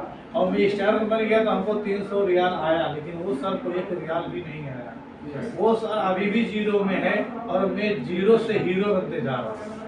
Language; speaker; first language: Hindi; non-native, learner; Nepali